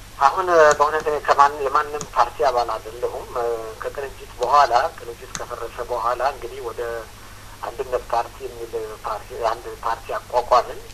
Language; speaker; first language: Amharic; non-native, local second language; Sebat Bet Gurage